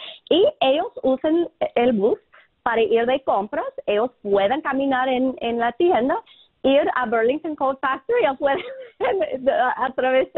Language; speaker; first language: Spanish; non-native, fluent; English